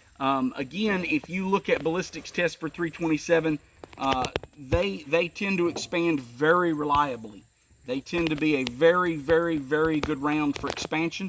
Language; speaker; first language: English; native; English